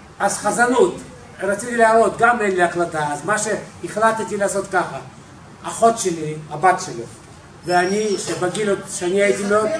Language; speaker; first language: Hebrew; non-native, fluent; Russian